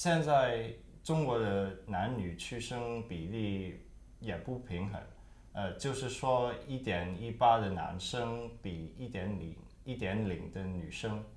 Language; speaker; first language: Chinese; early bilingual, heritage; Chinese